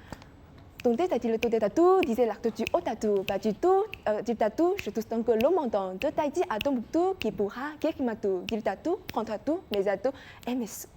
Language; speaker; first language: French; non-native, fluent; Chinese